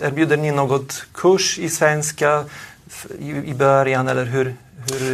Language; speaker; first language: Swedish; non-native, fluent; Polish